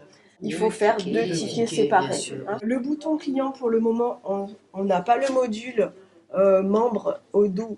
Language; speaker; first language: French; native; French